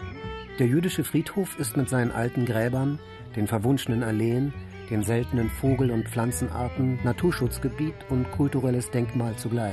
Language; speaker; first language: German; native; German